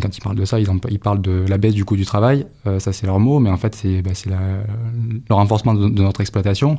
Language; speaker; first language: French; native; French